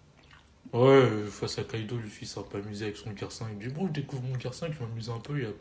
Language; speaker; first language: French; native; French